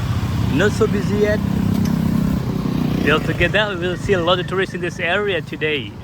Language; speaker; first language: English; non-native, learner; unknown